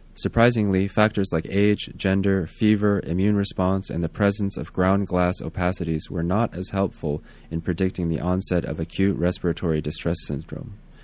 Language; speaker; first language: English; native; English